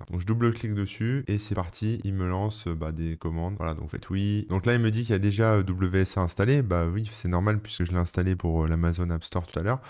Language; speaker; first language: French; native; French